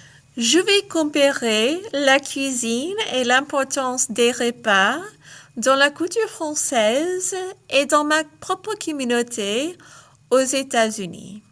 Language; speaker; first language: French; non-native, fluent; English